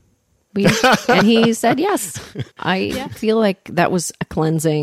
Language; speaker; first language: English; native; English